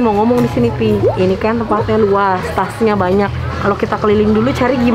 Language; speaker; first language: Indonesian; native; Indonesian